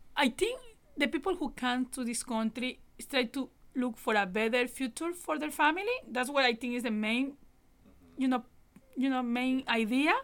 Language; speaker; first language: English; non-native, learner; Spanish